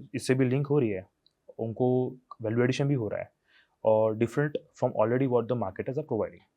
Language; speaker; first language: Hindi; non-native, local second language; Gujarati